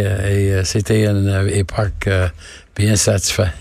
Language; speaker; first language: French; non-native, learner; English